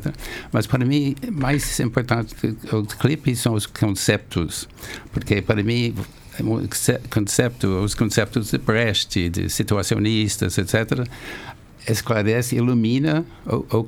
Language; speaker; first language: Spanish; non-native, learner; English